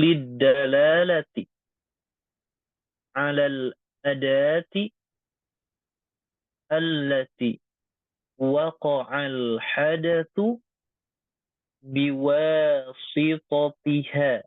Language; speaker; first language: Arabic; non-native, fluent; Indonesian